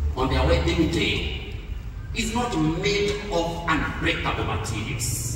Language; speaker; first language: English; non-native, local second language; Swahili